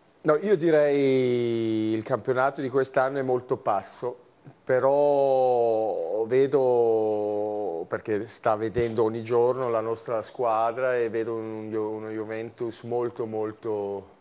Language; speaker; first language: Italian; non-native, fluent; German